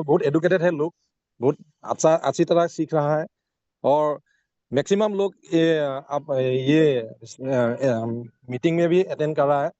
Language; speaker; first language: Hindi; non-native, local second language; Assamese